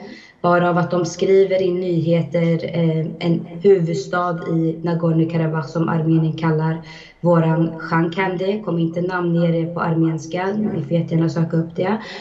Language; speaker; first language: Swedish; early bilingual, other home language; Azerbaijani